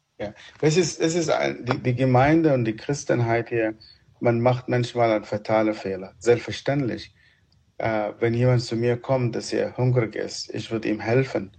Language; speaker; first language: German; non-native, fluent; Arabic